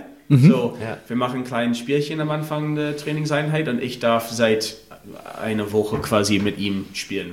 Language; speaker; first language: German; non-native, fluent; English